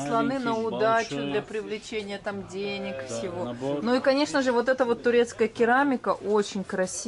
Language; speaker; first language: Russian; native; Russian